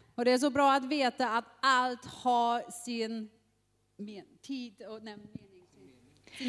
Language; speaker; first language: Swedish; non-native, learner; German